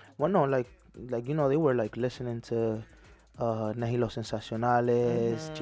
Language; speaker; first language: English; early bilingual, other home language; Spanish